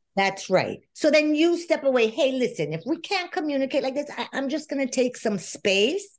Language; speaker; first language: English; non-native, fluent; Spanish